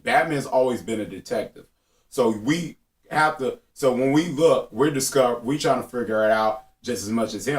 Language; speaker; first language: English; native; English